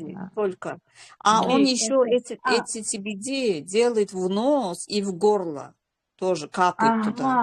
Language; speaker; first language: Russian; non-native, local second language; Azerbaijani